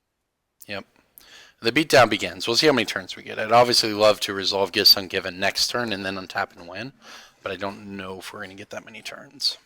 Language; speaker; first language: English; native; English